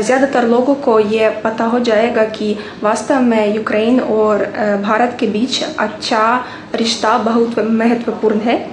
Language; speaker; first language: Hindi; non-native, learner; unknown